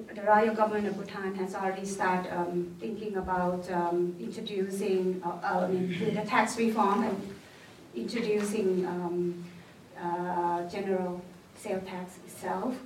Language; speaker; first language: English; non-native, fluent; Thai